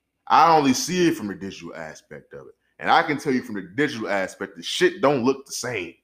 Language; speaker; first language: English; native; English